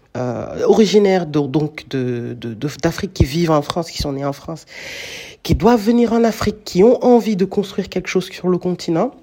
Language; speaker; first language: French; non-native, local second language; Wolof